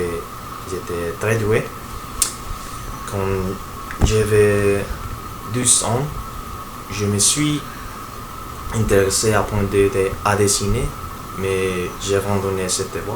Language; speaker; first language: French; non-native, learner; Spanish